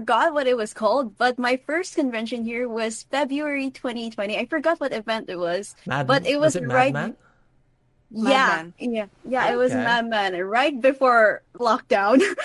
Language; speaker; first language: English; non-native, local second language; Filipino